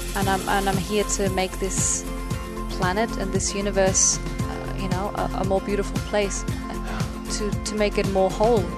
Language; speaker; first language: English; non-native, fluent; German